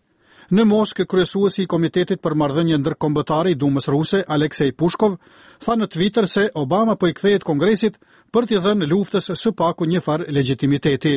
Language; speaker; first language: Albanian; native; Albanian